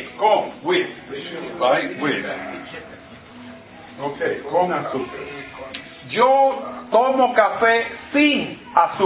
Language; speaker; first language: Spanish; non-native, fluent; English